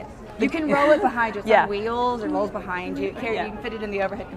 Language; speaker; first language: English; native; English